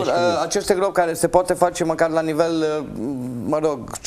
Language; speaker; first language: Romanian; native; Romanian